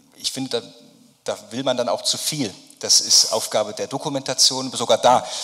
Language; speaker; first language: German; native; German